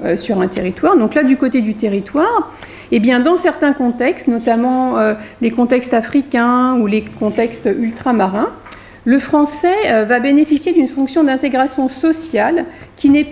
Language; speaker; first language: French; native; French